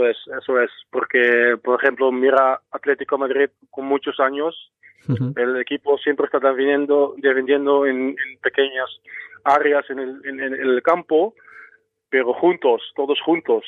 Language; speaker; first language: Spanish; non-native, fluent; Dutch